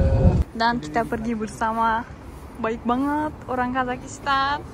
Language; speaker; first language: Indonesian; non-native, learner; Turkish